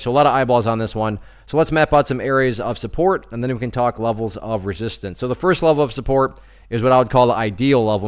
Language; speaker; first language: English; native; English